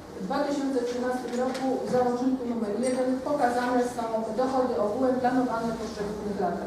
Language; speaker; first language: Polish; native; Polish